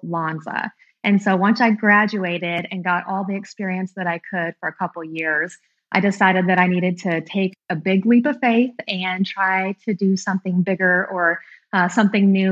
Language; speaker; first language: English; native; English